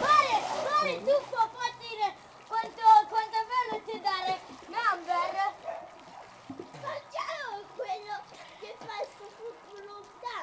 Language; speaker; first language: Italian; early bilingual, other home language; Filipino